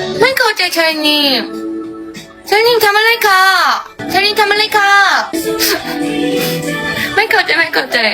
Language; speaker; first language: Thai; non-native, learner; Korean